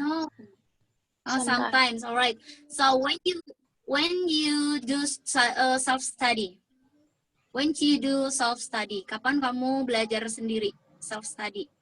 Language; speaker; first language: English; non-native, learner; Indonesian